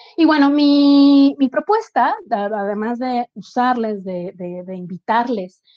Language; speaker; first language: Spanish; native; Spanish